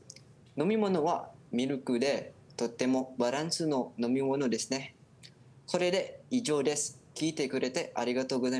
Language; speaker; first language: Japanese; non-native, learner; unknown